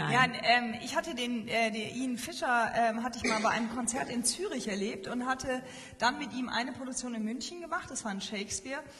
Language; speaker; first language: German; native; German